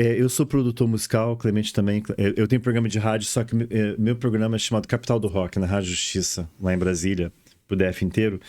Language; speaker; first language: Portuguese; early bilingual, other home language; English